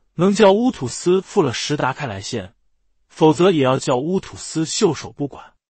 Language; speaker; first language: Chinese; native; Chinese